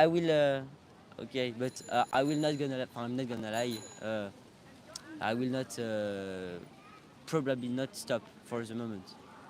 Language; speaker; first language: English; non-native, learner; French